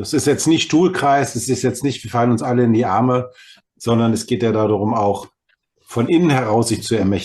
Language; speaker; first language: German; native; German